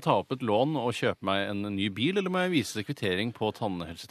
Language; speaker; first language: Norwegian; native; Norwegian